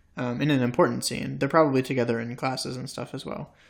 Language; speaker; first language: English; native; English